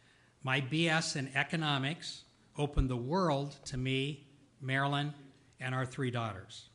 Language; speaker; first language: English; native; English